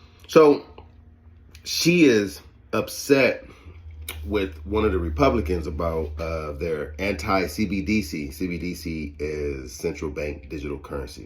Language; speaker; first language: English; native; English